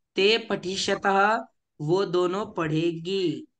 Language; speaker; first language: Hindi; non-native, local second language; Marathi